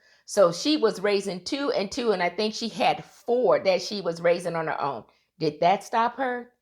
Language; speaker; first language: English; native; English